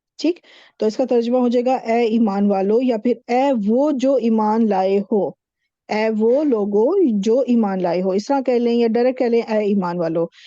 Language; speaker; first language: Urdu; native; Urdu